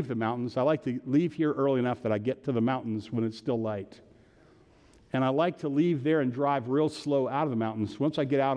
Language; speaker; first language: English; native; English